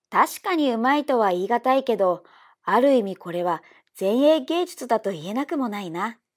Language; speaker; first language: Japanese; native; Japanese